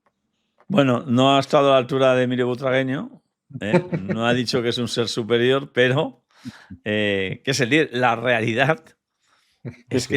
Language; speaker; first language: Spanish; native; Spanish